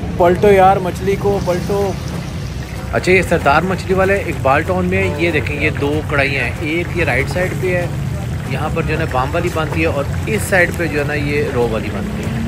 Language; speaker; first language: Urdu; non-native, local second language; Punjabi